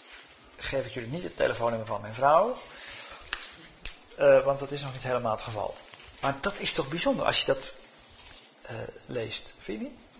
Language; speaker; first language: Dutch; native; Dutch